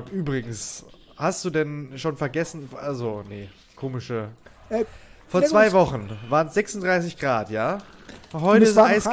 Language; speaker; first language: German; native; German